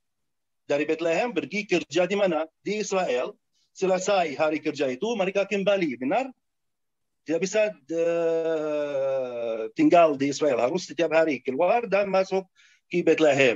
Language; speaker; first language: Indonesian; non-native, fluent; Arabic